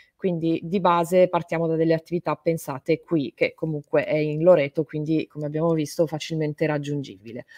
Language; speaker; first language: Italian; native; Italian